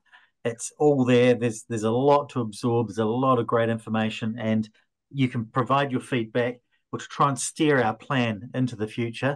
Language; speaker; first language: English; native; English